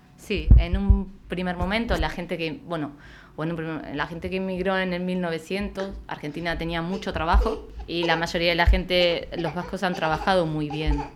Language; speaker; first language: Spanish; native; Spanish